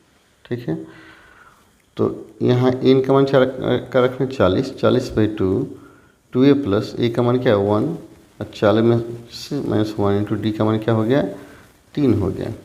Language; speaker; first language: Hindi; native; Hindi